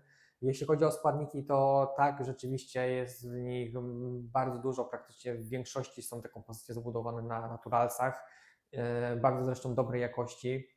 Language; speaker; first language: Polish; native; Polish